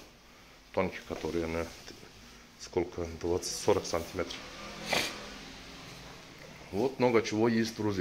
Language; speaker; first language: Russian; non-native, learner; Turkish